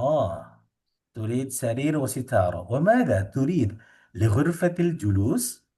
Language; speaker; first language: Arabic; non-native, fluent; Indonesian